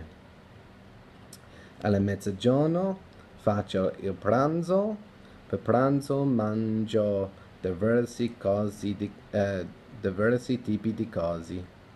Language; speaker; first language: Italian; non-native, learner; English